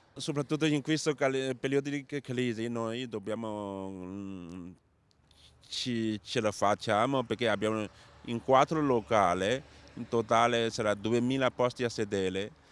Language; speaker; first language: Italian; non-native, learner; Chinese